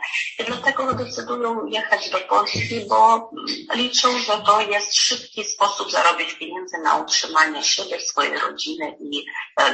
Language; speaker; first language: Polish; non-native, fluent; Ukrainian